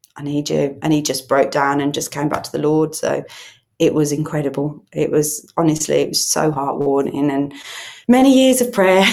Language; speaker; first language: English; native; English